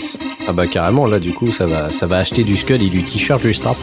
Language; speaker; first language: French; native; French